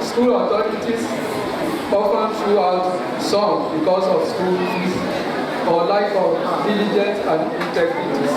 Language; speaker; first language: English; non-native, local second language; Yoruba